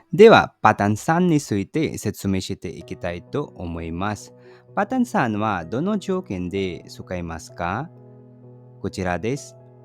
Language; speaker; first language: Japanese; non-native, fluent; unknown